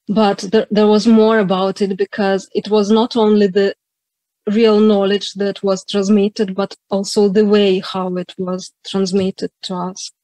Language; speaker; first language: English; non-native, fluent; Ukrainian